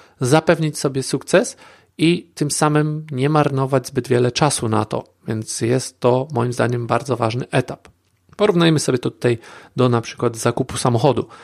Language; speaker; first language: Polish; native; Polish